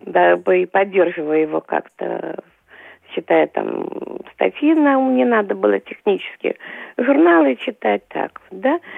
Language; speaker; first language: Russian; native; Russian